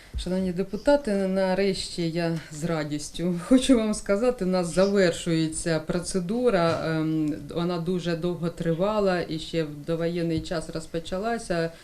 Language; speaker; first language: Ukrainian; non-native, local second language; Russian